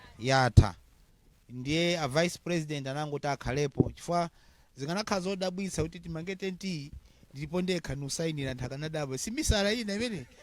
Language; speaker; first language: Nyanja; non-native, local second language; Tumbuka